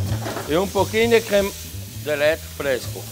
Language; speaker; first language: Portuguese; non-native, fluent; French